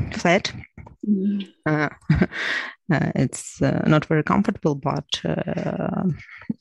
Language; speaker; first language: English; non-native, learner; Ukrainian